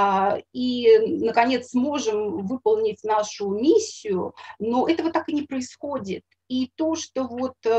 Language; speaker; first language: Russian; native; Russian